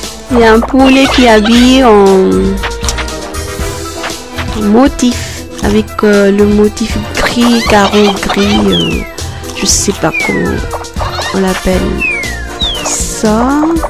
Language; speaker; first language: French; native; French